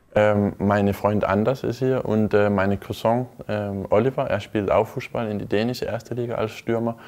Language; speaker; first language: German; non-native, fluent; Danish